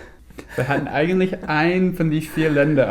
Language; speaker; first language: German; non-native, fluent; English